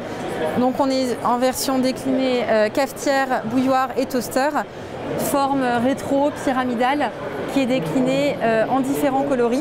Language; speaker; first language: French; native; French